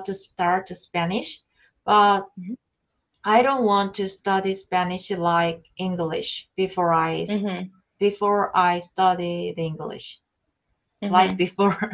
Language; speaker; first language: English; non-native, learner; Korean